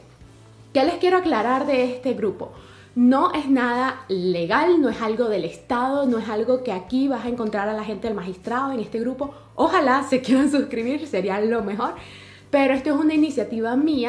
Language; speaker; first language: Spanish; native; Spanish